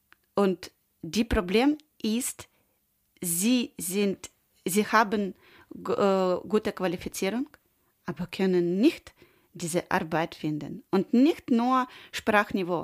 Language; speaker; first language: German; non-native, learner; Ukrainian